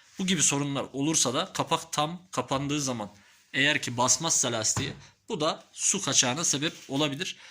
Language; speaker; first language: Turkish; native; Turkish